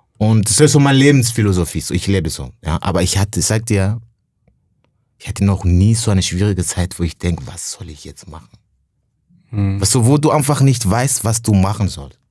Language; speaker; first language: German; non-native, fluent; Rundi